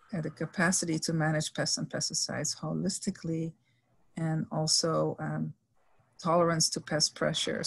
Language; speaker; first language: English; non-native, fluent; Dutch